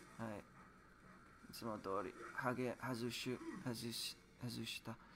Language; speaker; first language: Japanese; non-native, learner; English